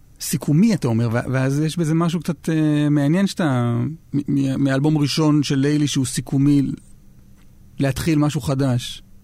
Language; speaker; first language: Hebrew; native; Hebrew